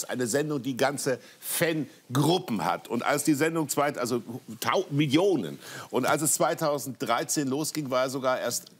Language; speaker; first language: German; native; German